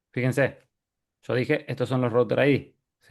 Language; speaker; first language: Spanish; native; Spanish